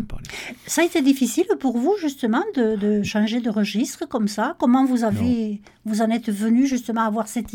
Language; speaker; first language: French; native; French